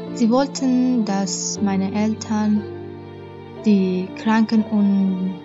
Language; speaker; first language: German; non-native, fluent; Persian